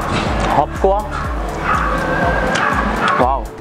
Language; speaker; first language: Vietnamese; non-native, learner; Korean